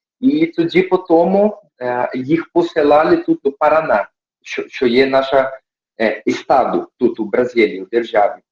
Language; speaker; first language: Ukrainian; early bilingual, heritage; Portuguese